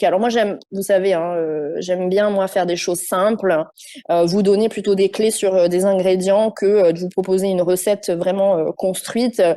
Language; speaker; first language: French; native; French